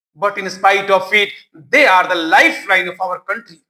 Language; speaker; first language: English; non-native, local second language; Hindi